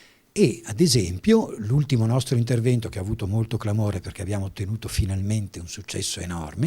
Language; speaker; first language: Italian; native; Italian